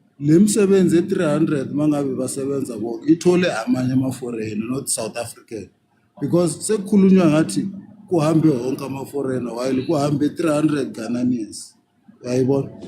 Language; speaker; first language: Zulu; non-native, local second language; Tsonga